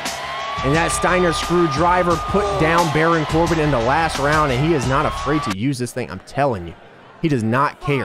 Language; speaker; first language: English; native; English